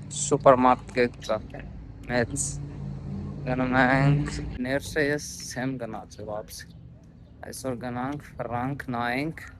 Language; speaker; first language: Armenian; non-native, learner; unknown